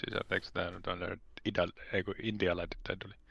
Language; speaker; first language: Finnish; native; Finnish